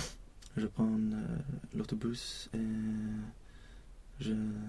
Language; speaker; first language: French; non-native, learner; Swedish